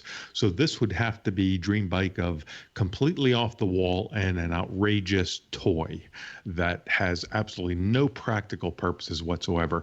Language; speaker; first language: English; native; English